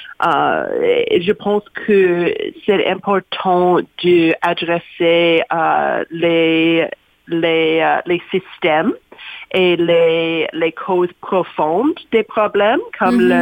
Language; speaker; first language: French; non-native, learner; English